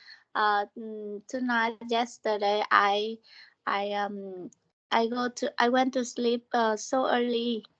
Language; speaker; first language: English; non-native, learner; Vietnamese